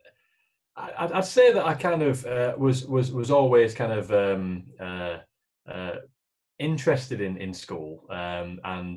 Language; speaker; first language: English; native; English